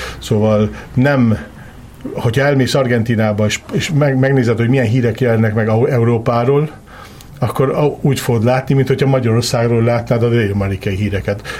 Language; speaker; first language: Hungarian; early bilingual, heritage; Hungarian